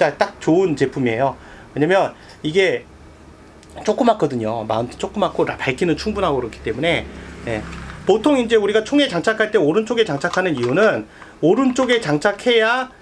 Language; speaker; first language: Korean; native; Korean